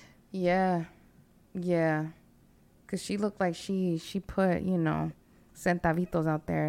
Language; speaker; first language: English; early bilingual, other home language; Spanish